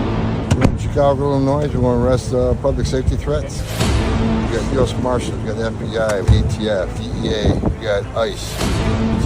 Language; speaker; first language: English; native; English